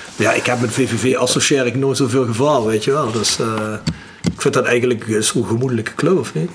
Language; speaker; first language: Dutch; native; Dutch